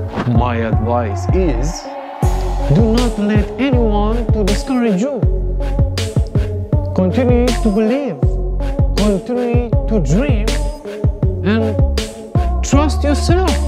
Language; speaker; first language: English; non-native, learner; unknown